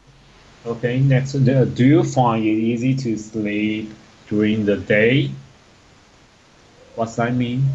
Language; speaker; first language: English; non-native, learner; Chinese